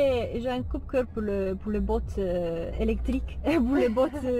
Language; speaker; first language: French; non-native, fluent; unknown